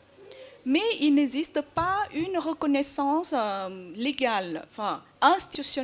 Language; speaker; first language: French; non-native, fluent; Vietnamese